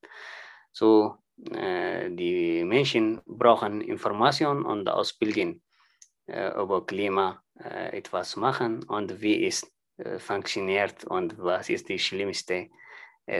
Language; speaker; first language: German; non-native, learner; Tigrinya